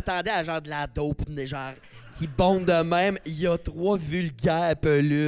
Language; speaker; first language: French; native; French